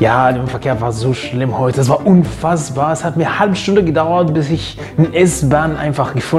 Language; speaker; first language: German; non-native, fluent; Arabic